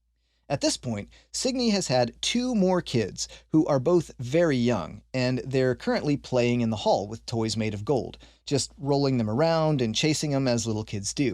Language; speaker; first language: English; native; English